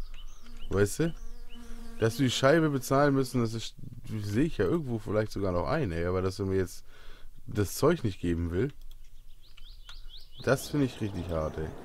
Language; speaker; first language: German; native; German